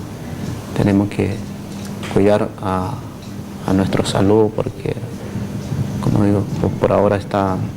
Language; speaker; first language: Spanish; non-native, local second language; Guarani